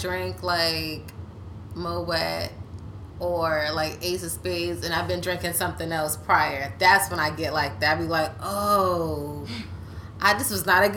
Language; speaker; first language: English; native; English